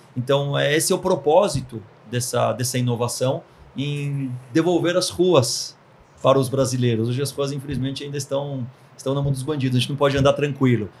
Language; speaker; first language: Portuguese; early bilingual, other home language; Hebrew